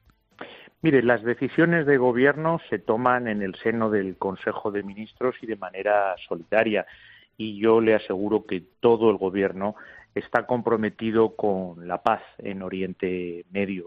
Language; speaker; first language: Spanish; native; Spanish